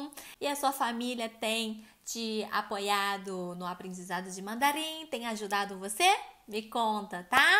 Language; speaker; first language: Portuguese; non-native, fluent; Chinese